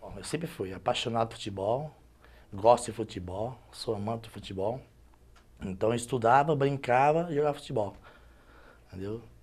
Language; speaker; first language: Portuguese; native; Portuguese